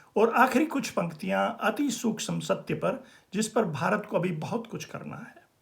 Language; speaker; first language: Hindi; native; Hindi